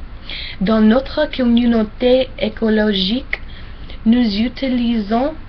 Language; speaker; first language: French; non-native, learner; English